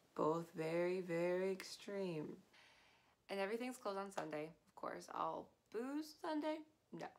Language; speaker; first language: English; native; English